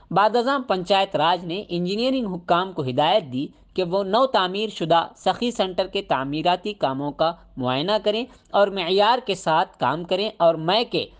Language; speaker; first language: Urdu; native; Urdu